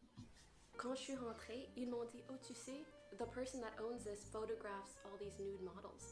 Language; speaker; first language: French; non-native, fluent; English